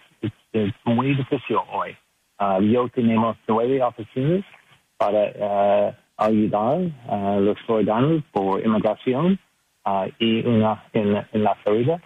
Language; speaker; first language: Spanish; non-native, learner; English